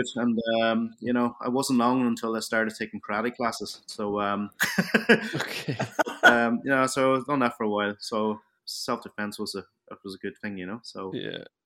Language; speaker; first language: English; early bilingual, other home language; Cantonese